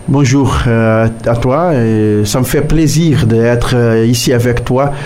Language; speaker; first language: French; non-native, learner; Portuguese